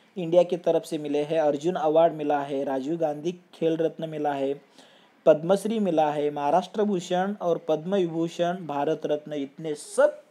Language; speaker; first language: Hindi; non-native, local second language; Marathi